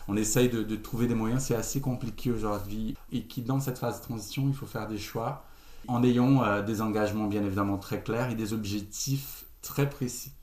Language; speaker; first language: French; non-native, fluent; Portuguese